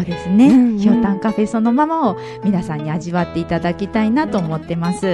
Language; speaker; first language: Japanese; native; Japanese